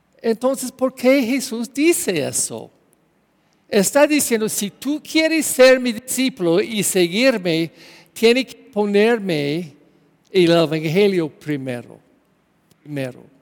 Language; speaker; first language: Spanish; non-native, learner; English